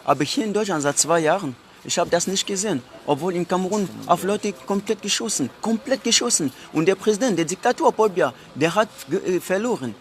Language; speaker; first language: German; non-native, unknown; French